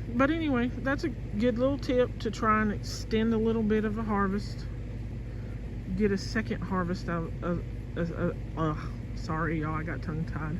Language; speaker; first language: English; native; English